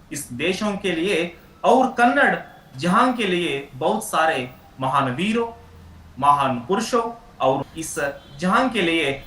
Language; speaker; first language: Hindi; non-native, local second language; Kannada